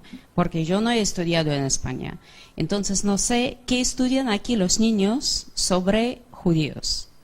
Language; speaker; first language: Spanish; non-native, fluent; English